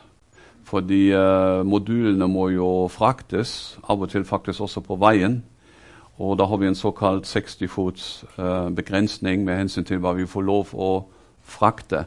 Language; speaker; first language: Norwegian; non-native, fluent; German